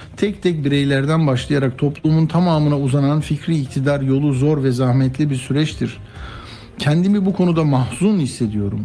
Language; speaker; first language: Turkish; native; Turkish